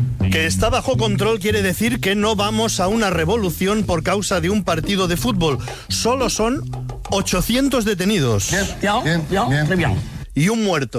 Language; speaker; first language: Spanish; native; Spanish